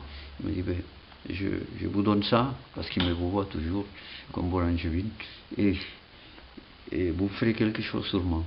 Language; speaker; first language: French; non-native, fluent; Catalan